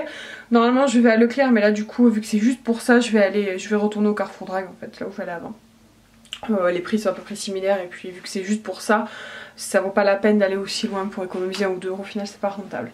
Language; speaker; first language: French; native; French